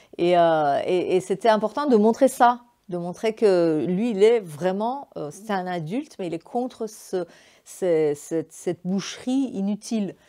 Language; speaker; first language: French; non-native, fluent; Persian